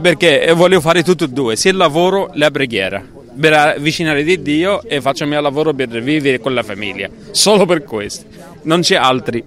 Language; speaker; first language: Italian; non-native, learner; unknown